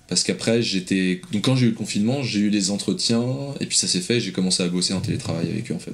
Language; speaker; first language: French; native; French